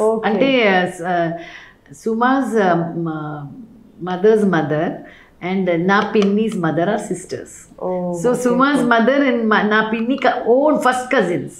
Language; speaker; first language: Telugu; non-native, local second language; Malayalam